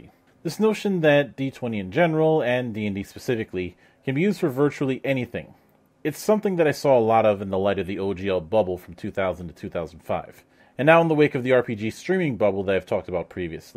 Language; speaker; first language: English; native; English